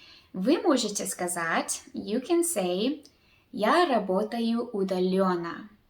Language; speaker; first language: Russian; early bilingual, heritage; Russian